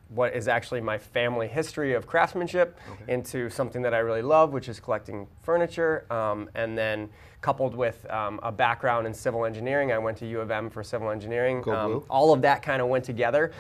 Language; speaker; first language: English; native; English